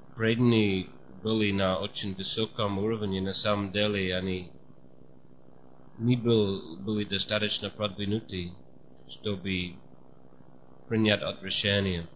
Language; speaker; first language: Russian; non-native, fluent; English